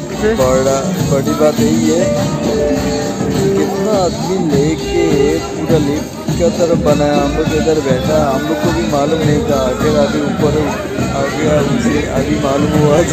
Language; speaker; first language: Hindi; non-native, fluent; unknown